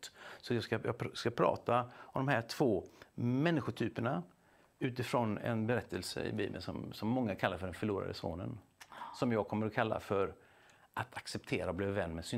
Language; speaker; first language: Swedish; native; Swedish